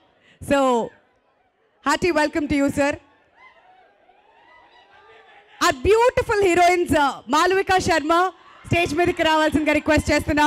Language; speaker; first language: Telugu; native; Telugu